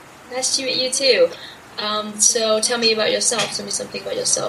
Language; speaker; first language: English; non-native, fluent; Vietnamese